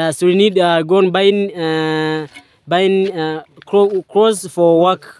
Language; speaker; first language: English; non-native, learner; Swahili